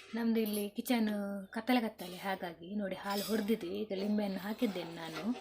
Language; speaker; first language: Kannada; non-native, local second language; Tulu